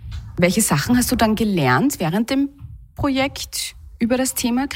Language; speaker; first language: German; native; German